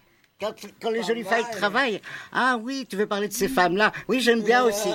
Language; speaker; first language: French; native; French